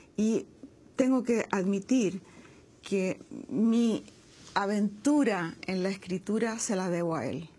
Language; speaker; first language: Spanish; native; Spanish